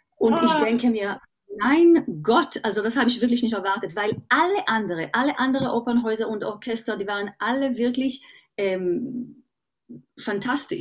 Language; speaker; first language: German; non-native, fluent; Hebrew